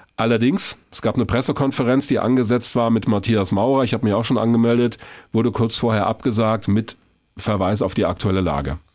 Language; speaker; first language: German; native; German